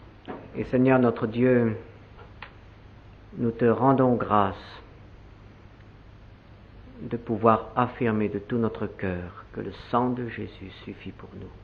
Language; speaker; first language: French; native; French